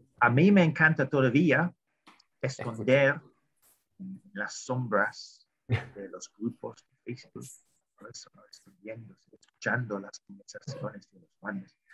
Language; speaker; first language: Spanish; non-native, fluent; English